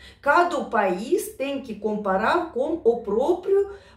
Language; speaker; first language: Portuguese; non-native, fluent; Russian